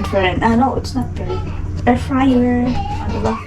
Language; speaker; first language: English; non-native, local second language; Cebuano